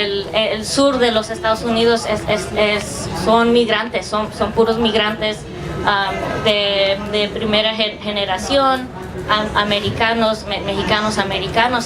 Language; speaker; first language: Spanish; early bilingual, heritage; English